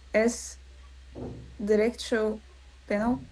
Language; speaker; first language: Spanish; non-native, learner; Russian